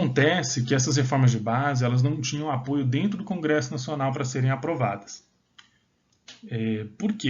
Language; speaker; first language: Portuguese; native; Portuguese